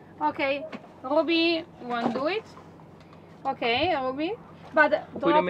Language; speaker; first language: English; non-native, learner; Italian